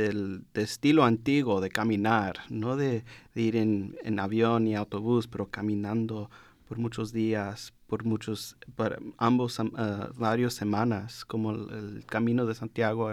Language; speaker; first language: Spanish; non-native, learner; English